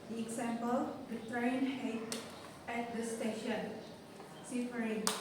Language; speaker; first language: English; non-native, local second language; Indonesian